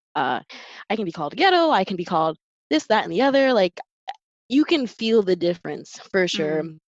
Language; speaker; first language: English; native; English